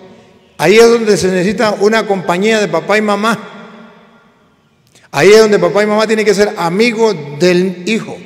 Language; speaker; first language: Spanish; native; Spanish